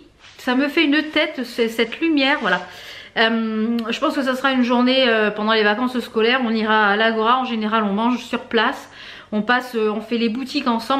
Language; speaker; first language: French; native; French